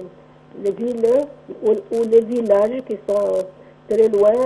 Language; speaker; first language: French; non-native, local second language; Arabic